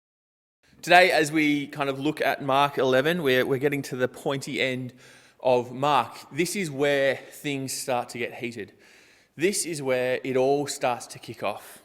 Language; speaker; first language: English; native; English